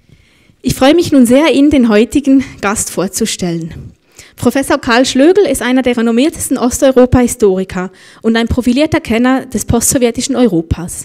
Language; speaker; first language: German; native; German